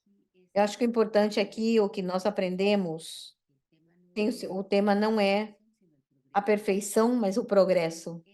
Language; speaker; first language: Portuguese; non-native, fluent; Spanish